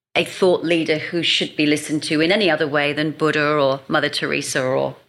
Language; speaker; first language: English; native; English